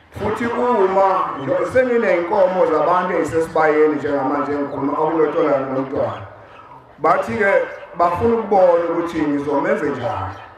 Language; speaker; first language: Zulu; native; Zulu